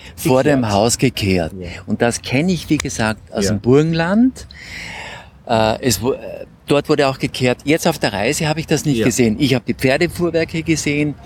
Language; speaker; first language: German; native; German